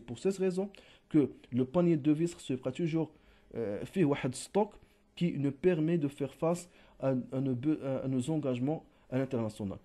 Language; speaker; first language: French; non-native, local second language; Arabic